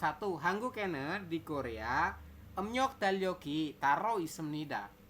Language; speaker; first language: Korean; non-native, fluent; Indonesian